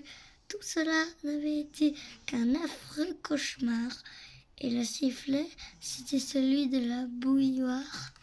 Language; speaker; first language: French; native; French